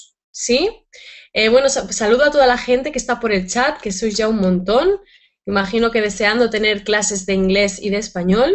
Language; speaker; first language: Spanish; native; Spanish